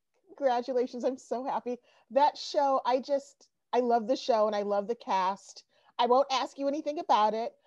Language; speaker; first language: English; native; English